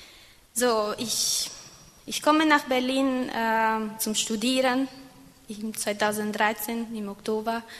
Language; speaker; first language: German; non-native, fluent; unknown